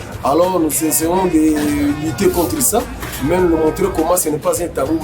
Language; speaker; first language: French; non-native, local second language; Swahili